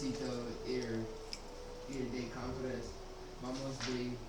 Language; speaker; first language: Spanish; non-native, learner; English